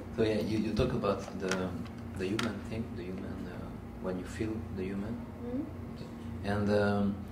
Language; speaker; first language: English; non-native, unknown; French